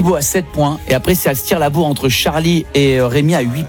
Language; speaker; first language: French; native; French